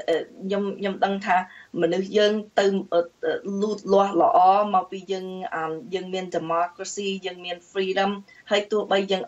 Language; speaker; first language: Khmer; early bilingual, heritage; Khmer